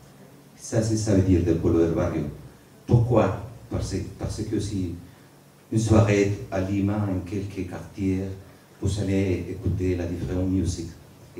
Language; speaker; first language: French; non-native, learner; Spanish